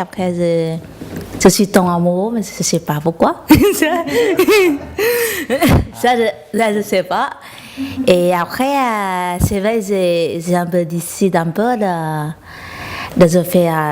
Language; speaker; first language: French; non-native, learner; Vietnamese